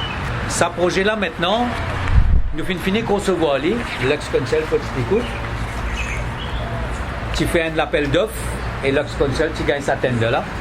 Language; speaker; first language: French; non-native, local second language; Morisyen